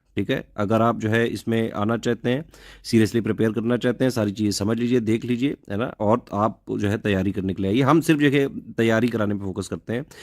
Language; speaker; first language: Hindi; native; Hindi